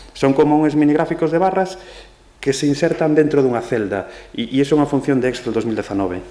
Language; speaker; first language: Galician; non-native, local second language; Spanish